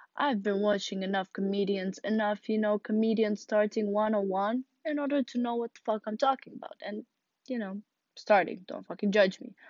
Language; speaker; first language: English; non-native, fluent; Russian